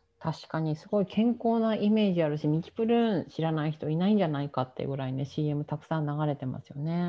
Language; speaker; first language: Japanese; native; Japanese